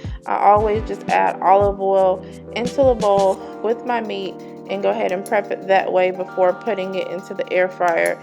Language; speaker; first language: English; native; English